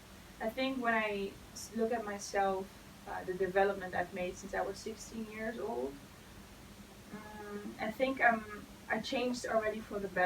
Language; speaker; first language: English; non-native, fluent; Dutch